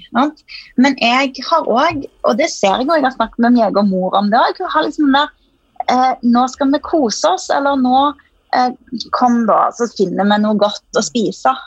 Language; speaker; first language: Norwegian; native; Norwegian